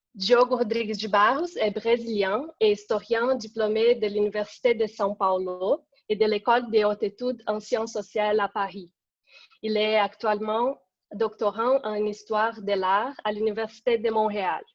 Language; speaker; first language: French; non-native, fluent; Portuguese